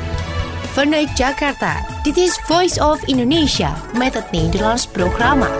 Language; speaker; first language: Dutch; non-native, fluent; Indonesian